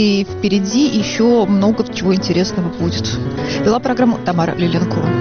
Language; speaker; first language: Russian; native; Russian